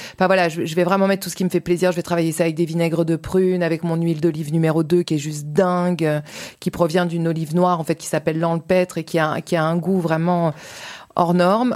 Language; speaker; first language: French; native; French